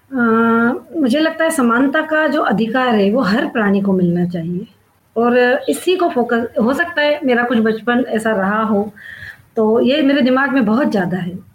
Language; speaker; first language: Hindi; non-native, local second language; Sindhi